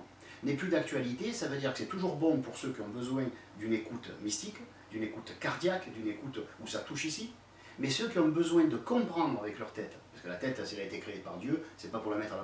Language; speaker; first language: French; native; French